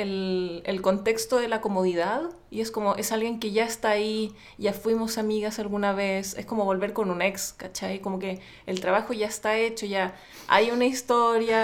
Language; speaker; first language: Spanish; native; Spanish